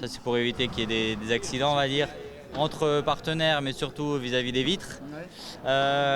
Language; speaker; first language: French; native; French